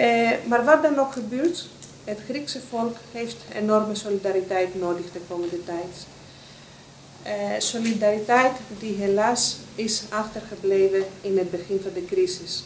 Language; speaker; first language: Dutch; non-native, fluent; Greek